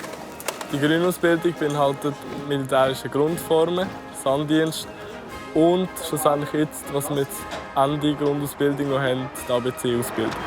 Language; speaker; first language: German; native; German